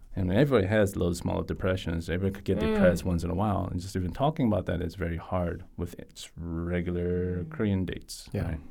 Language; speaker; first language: English; native; English